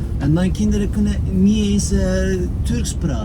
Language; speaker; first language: Dutch; non-native, fluent; Turkish